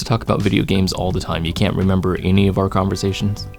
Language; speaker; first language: English; native; English